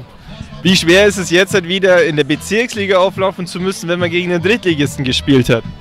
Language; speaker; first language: German; native; German